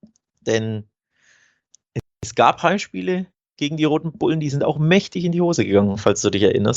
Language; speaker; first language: German; native; German